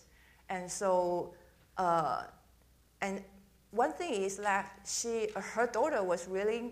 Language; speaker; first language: English; non-native, fluent; Chinese